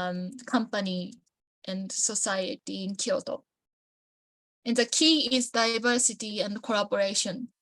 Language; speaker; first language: English; non-native, learner; Japanese